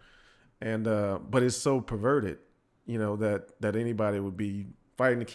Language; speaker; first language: English; native; English